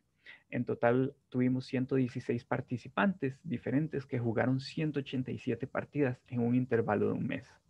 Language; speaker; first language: Spanish; native; Spanish